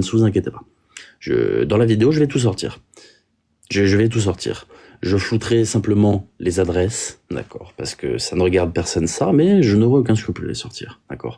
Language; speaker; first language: French; native; French